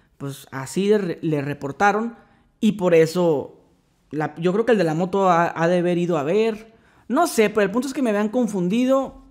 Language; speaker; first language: Spanish; native; Spanish